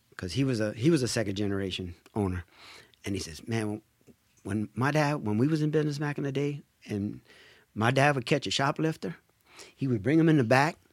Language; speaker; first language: English; native; English